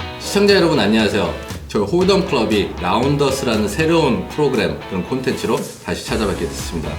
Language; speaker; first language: Korean; early bilingual, heritage; Korean